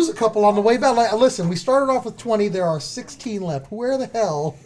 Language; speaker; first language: English; native; English